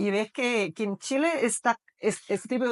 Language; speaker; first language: Spanish; non-native, fluent; Portuguese